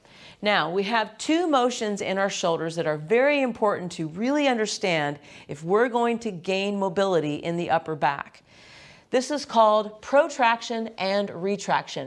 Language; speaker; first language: English; native; English